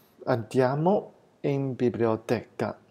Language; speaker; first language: Italian; non-native, fluent; Chinese